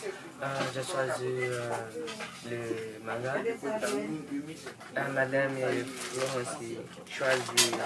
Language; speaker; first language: French; non-native, learner; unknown